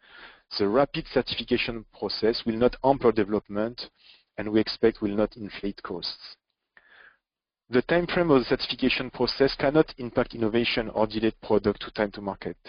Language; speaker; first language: English; non-native, fluent; French